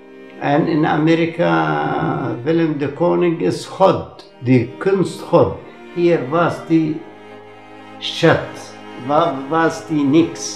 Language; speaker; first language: Dutch; non-native, fluent; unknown